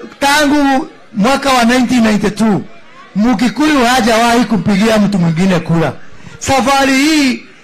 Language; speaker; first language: Swahili; non-native, local second language; Kikuyu